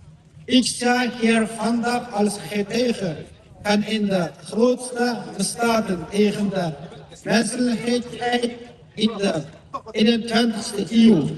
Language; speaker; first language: Dutch; non-native, learner; Uyghur